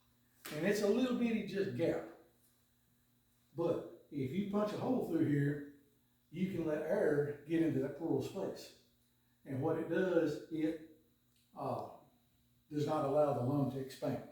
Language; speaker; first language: English; native; English